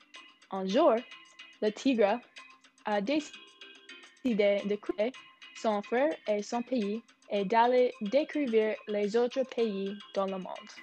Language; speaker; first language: French; non-native, learner; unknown